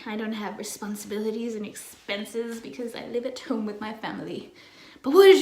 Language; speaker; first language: English; native; English